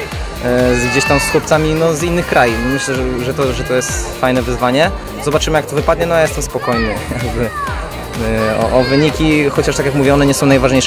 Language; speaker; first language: Polish; native; Polish